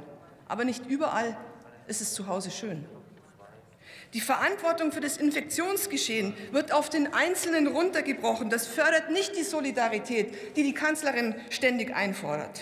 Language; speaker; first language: German; native; German